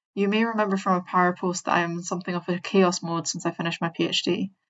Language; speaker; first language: English; native; English